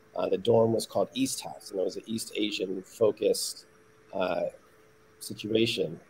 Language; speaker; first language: English; native; English